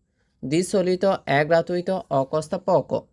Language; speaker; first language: Italian; non-native, fluent; Bangla